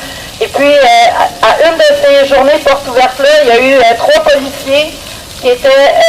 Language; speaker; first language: French; native; French